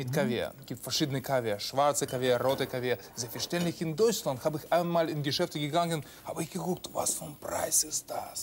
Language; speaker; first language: German; non-native, learner; Russian